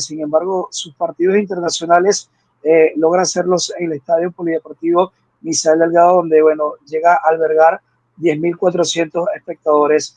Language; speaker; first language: Spanish; native; Spanish